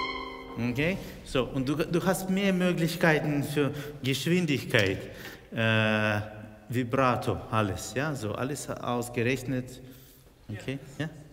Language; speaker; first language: German; non-native, fluent; Russian